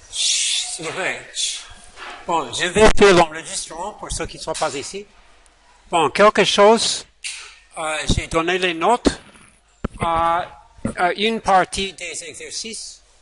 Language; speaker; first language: French; non-native, fluent; English